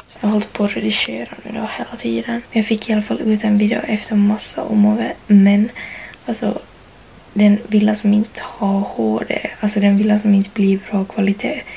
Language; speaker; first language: Swedish; native; Swedish